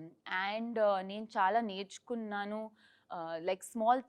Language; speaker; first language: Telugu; non-native, learner; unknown